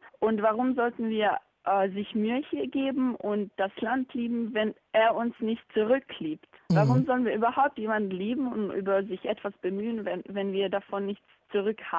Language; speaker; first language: German; non-native, fluent; Bosnian